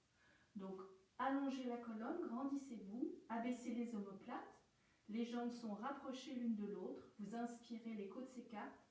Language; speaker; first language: French; native; French